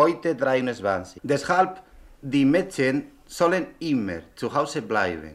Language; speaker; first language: German; non-native, learner; Spanish